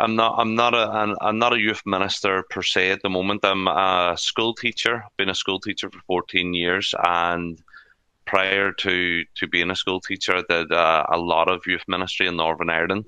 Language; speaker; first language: English; native; English